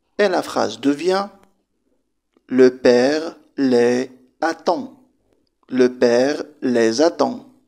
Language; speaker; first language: French; non-native, local second language; Arabic